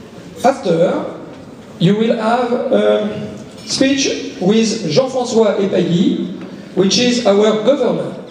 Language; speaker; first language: English; non-native, learner; French